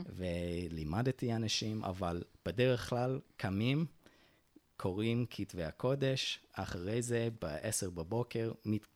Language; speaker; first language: Hebrew; non-native, fluent; English